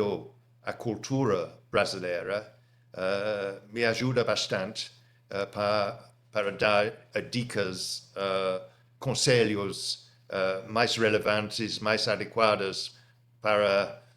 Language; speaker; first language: Portuguese; non-native, fluent; English